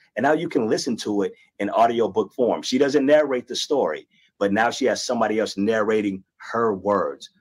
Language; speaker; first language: English; native; English